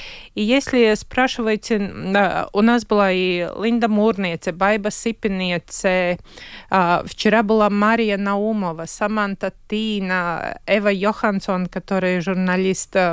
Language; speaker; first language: Russian; non-native, local second language; Latvian